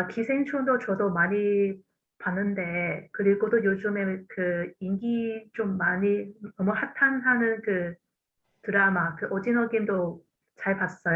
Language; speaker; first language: Korean; non-native, fluent; Cantonese